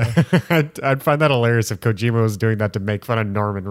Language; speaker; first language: English; native; English